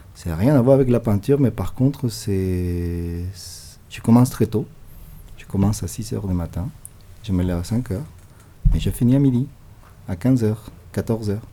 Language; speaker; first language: French; non-native, fluent; Spanish